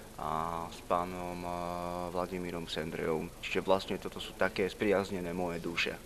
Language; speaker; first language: Slovak; non-native, local second language; Romany